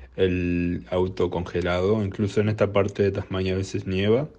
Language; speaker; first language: Spanish; native; Spanish